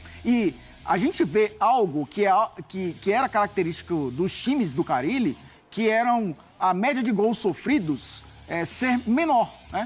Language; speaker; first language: Portuguese; native; Portuguese